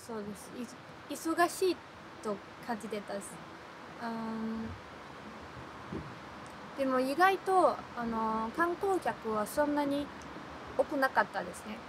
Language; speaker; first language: Japanese; non-native, fluent; Chinese